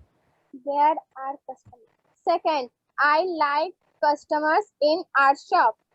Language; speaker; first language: English; non-native, learner; Hindi